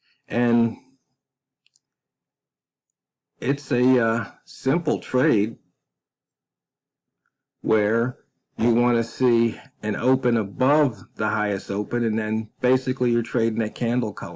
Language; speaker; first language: English; native; English